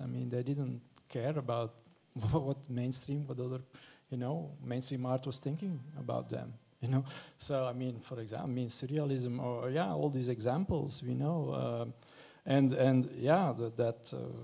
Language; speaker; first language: English; non-native, fluent; French